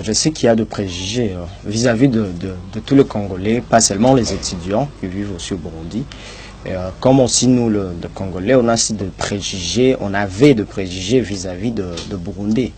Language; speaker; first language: French; non-native, local second language; Swahili